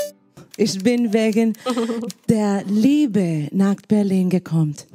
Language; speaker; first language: German; non-native, learner; Spanish